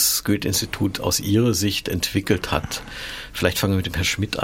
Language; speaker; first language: German; native; German